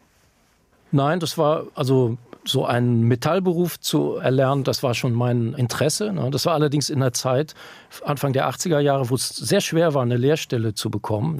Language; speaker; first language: German; native; German